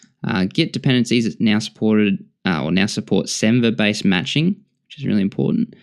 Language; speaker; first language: English; native; English